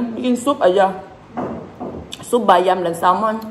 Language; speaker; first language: Indonesian; native; Indonesian